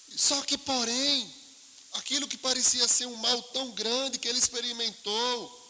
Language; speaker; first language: Portuguese; native; Portuguese